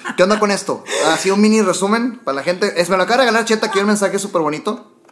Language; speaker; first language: Spanish; native; Spanish